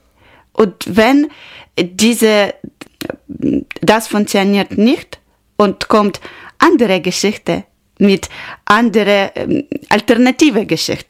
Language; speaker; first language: German; non-native, learner; Ukrainian